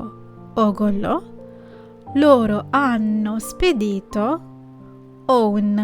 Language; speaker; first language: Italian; non-native, fluent; Sinhala